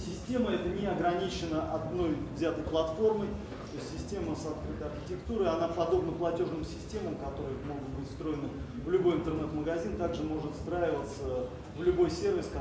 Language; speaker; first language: Russian; native; Russian